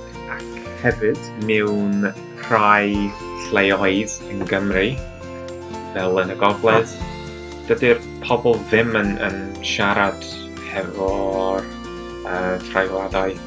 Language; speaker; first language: Welsh; non-native, learner; English